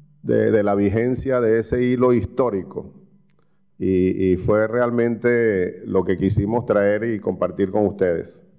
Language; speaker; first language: Spanish; native; Spanish